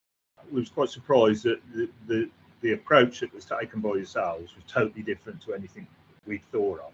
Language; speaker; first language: English; native; English